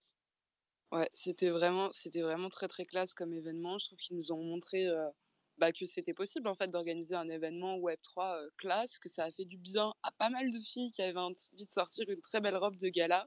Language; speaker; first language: French; native; French